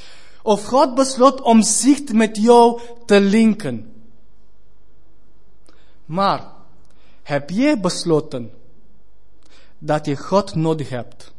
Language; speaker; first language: Dutch; non-native, fluent; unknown